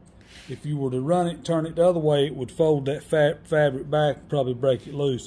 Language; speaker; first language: English; native; English